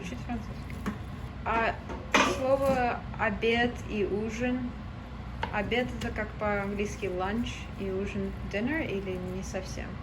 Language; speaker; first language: Russian; early bilingual, other home language; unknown